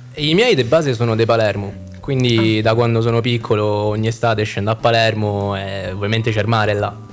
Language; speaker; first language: Italian; native; Italian